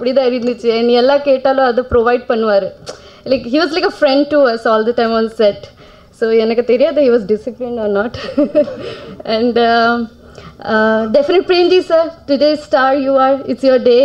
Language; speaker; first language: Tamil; non-native, learner; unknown